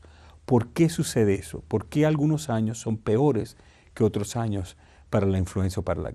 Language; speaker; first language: Spanish; native; Spanish